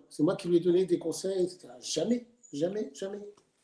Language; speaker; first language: French; native; French